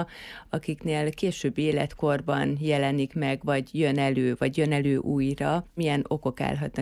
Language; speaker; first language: Hungarian; native; Hungarian